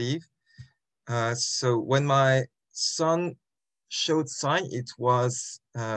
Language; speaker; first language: English; non-native, fluent; French